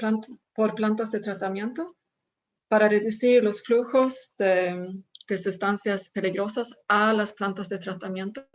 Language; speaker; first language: Spanish; non-native, fluent; Swedish